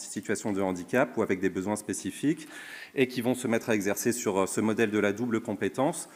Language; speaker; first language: French; native; French